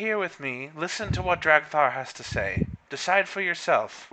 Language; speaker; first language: English; native; English